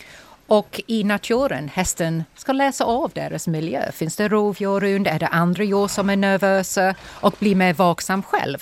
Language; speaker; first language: Swedish; non-native, fluent; English